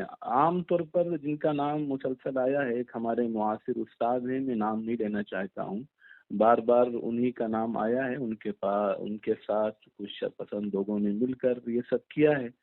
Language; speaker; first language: Urdu; native; Urdu